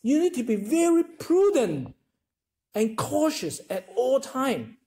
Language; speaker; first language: English; non-native, local second language; Chinese